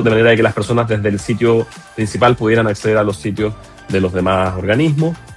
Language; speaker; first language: Spanish; native; Spanish